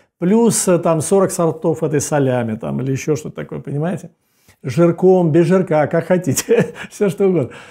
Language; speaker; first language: Russian; native; Russian